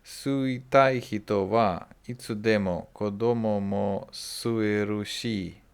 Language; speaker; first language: Japanese; non-native, learner; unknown